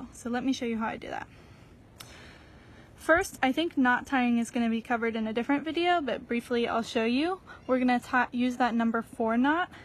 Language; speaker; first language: English; native; English